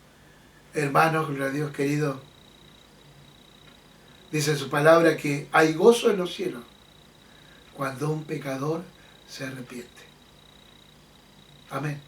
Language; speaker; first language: Spanish; native; Spanish